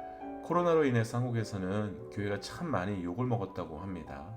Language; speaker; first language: Korean; native; Korean